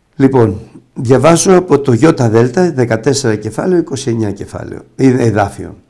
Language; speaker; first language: Greek; native; Greek